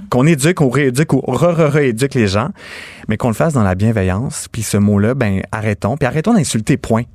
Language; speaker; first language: French; native; French